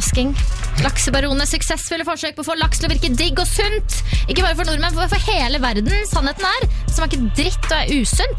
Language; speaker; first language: Norwegian; native; Norwegian